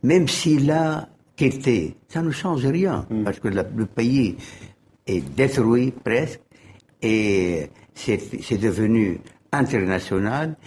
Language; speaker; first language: French; non-native, fluent; Arabic